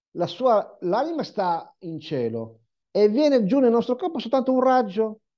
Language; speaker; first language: Italian; non-native, fluent; Hebrew